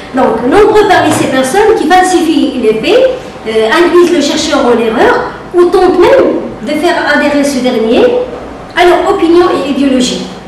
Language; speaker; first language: French; non-native, local second language; Arabic